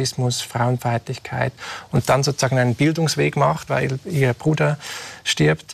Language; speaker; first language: German; native; German